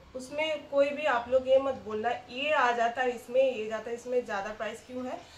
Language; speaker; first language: Hindi; non-native, local second language; Bangla